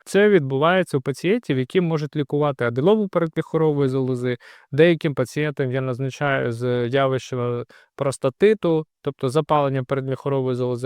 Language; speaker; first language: Ukrainian; native; Ukrainian